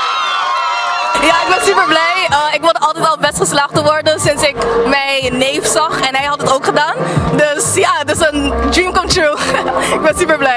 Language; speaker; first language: Dutch; non-native, local second language; Papiamento